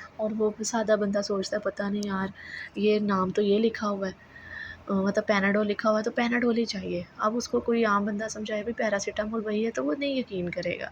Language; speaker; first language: Urdu; native; Urdu